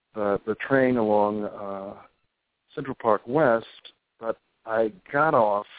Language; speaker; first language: English; native; English